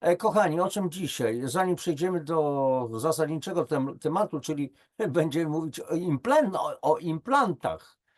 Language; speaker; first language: Polish; native; Polish